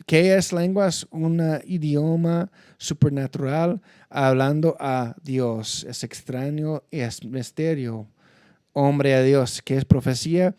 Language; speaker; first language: Spanish; non-native, fluent; English